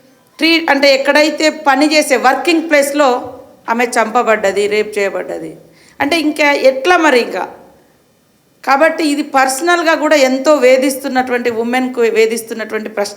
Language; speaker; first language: Telugu; native; Telugu